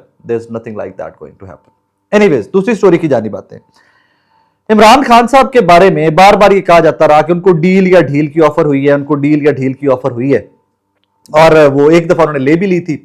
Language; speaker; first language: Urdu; non-native, local second language; Punjabi